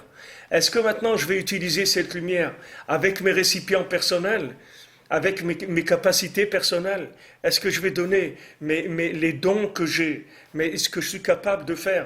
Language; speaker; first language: French; native; French